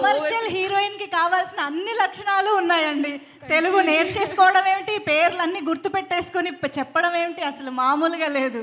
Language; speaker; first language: Telugu; native; Telugu